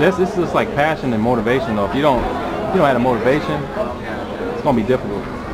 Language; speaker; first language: English; native; English